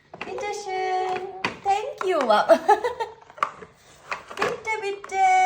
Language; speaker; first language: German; non-native, learner; Tamil